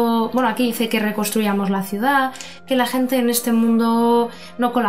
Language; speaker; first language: Spanish; native; Spanish